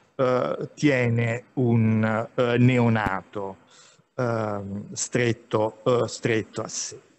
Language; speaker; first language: Italian; native; Italian